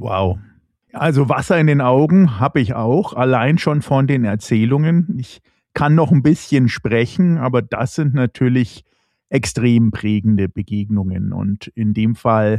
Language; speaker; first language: German; native; German